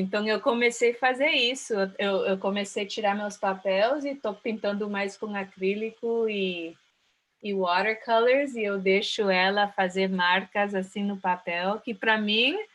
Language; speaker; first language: Portuguese; early bilingual, heritage; Portuguese